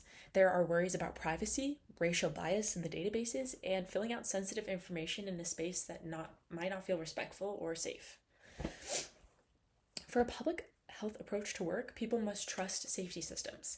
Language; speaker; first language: English; native; English